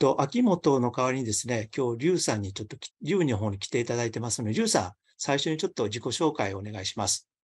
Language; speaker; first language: Japanese; native; Japanese